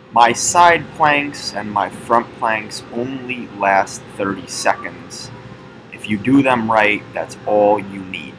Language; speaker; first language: English; native; English